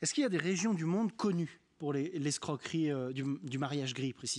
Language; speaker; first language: French; native; French